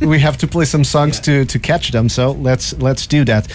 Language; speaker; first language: English; non-native, fluent; Portuguese